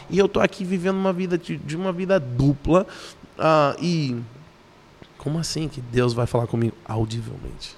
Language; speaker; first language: Portuguese; non-native, fluent; English